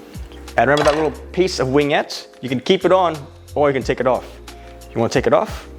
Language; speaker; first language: English; native; English